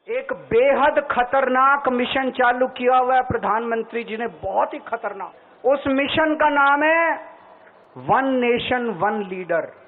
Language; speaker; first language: Hindi; native; Hindi